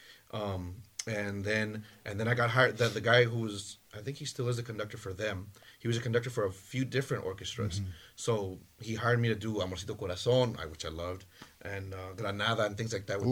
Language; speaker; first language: English; early bilingual, other home language; Spanish